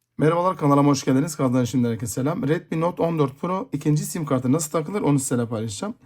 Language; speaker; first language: Turkish; native; Turkish